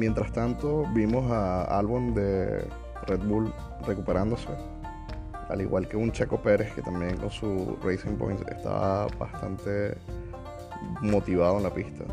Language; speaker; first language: Spanish; native; Spanish